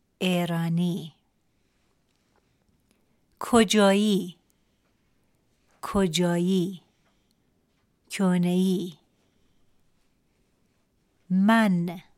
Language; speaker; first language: Persian; non-native, local second language; Central Kurdish